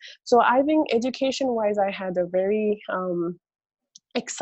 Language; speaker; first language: English; early bilingual, other home language; Bangla